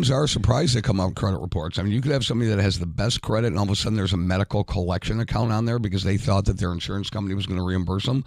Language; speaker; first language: English; native; English